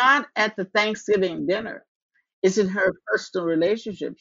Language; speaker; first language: English; native; English